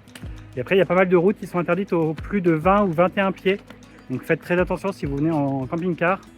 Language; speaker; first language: French; native; French